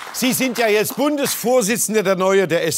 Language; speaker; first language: German; native; German